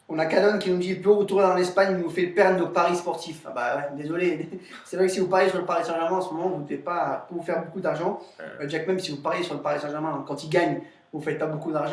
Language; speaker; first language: French; native; French